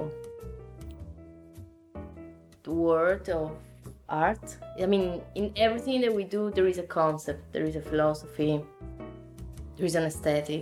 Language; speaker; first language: English; non-native, fluent; Italian